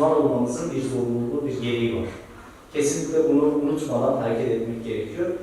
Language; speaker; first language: Turkish; non-native, fluent; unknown